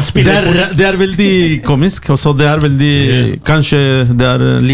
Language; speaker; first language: Norwegian; non-native, learner; Spanish